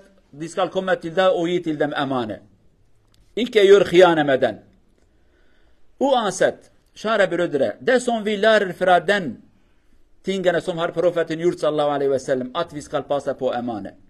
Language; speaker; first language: Swedish; non-native, learner; Kurdish